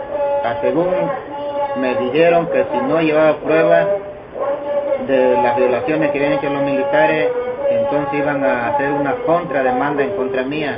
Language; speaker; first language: Spanish; native; Spanish